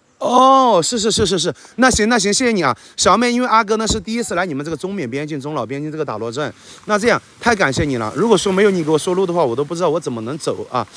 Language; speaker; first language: Chinese; native; Chinese